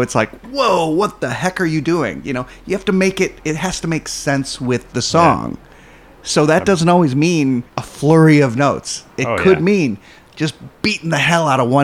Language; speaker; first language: English; native; English